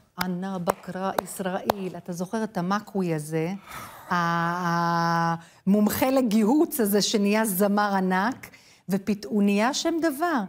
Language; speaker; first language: Hebrew; non-native, fluent; English